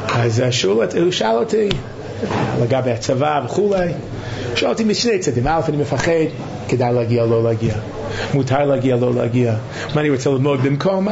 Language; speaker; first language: Hebrew; non-native, fluent; English